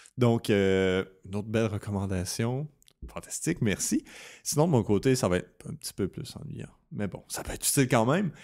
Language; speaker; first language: French; native; French